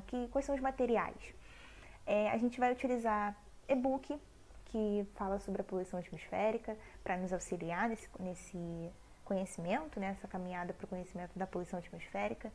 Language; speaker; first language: Portuguese; native; Portuguese